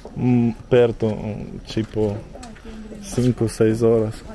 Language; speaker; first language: Portuguese; non-native, learner; Russian